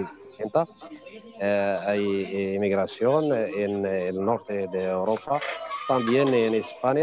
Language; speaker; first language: Spanish; non-native, fluent; Arabic